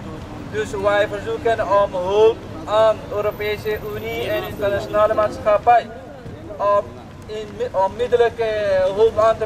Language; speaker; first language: Dutch; non-native, fluent; Rohingya